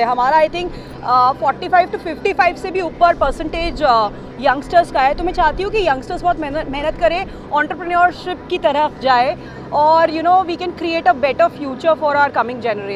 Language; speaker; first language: Hindi; native; Hindi